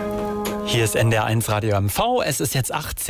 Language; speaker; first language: German; native; German